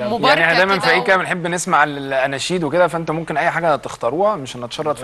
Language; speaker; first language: Arabic; native; Arabic